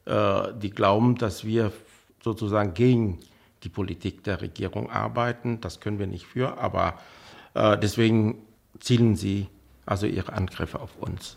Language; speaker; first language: German; non-native, fluent; Vietnamese